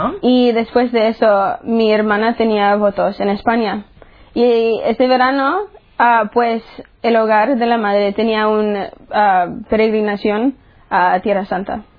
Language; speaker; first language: Spanish; early bilingual, heritage; English